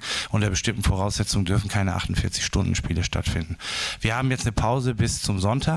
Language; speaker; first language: German; native; German